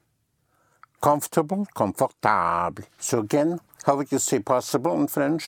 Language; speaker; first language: English; non-native, fluent; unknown